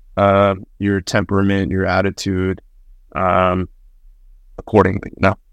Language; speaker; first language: English; early bilingual, other home language; Spanish